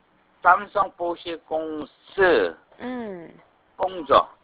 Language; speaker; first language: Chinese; non-native, learner; Korean